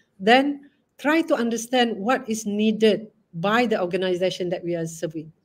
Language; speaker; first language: English; non-native, local second language; Malay